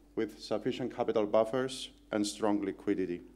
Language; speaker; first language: English; non-native, fluent; Greek